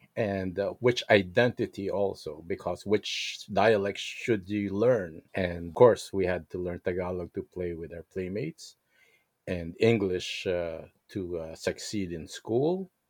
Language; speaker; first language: English; non-native, local second language; Filipino